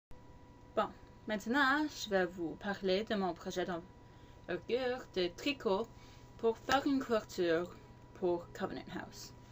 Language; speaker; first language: French; non-native, local second language; English